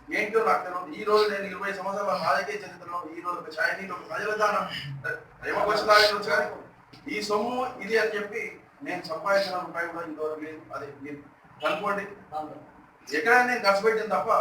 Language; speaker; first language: Telugu; native; Telugu